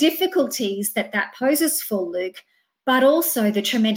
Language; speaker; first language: English; native; English